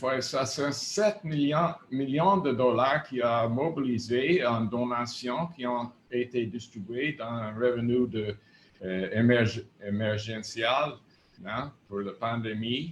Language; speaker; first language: French; non-native, fluent; English